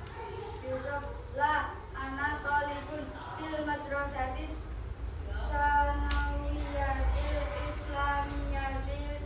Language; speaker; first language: Arabic; non-native, learner; Indonesian